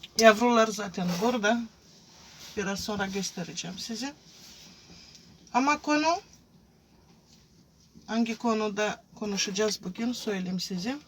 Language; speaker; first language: Turkish; non-native, fluent; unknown